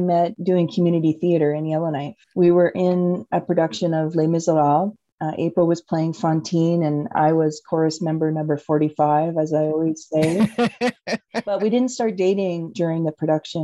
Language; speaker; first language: English; native; English